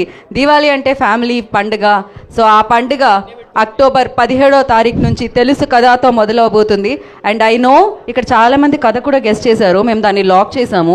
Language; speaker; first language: Telugu; native; Telugu